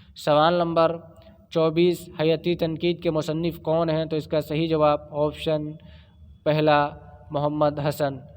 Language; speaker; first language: Urdu; native; Urdu